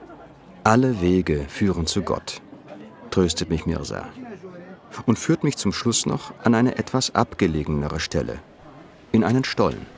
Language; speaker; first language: German; native; German